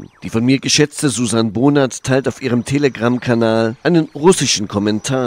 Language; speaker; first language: German; native; German